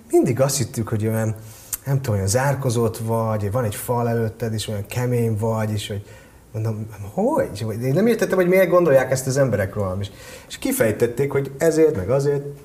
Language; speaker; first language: Hungarian; early bilingual, heritage; Hungarian